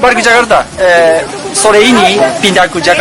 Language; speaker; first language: Indonesian; non-native, learner; Japanese